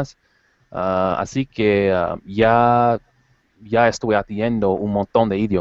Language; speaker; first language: Spanish; non-native, learner; English